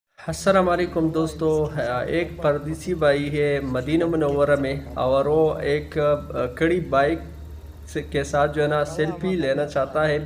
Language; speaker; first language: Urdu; non-native, local second language; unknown